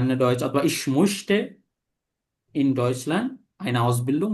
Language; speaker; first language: German; non-native, learner; Bangla